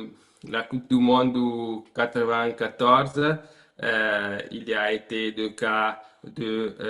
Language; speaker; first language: French; non-native, learner; Italian